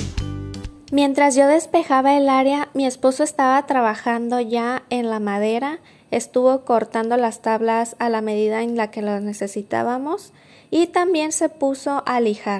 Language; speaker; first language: Spanish; native; Spanish